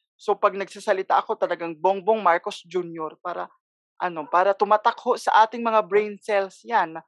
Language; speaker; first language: Filipino; non-native, local second language; Cebuano